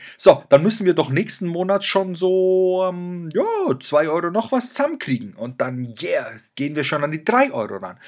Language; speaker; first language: German; native; German